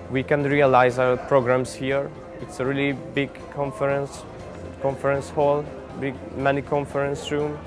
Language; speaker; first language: English; non-native, fluent; Hungarian